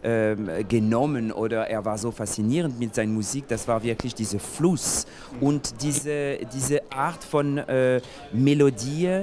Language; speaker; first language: German; non-native, fluent; French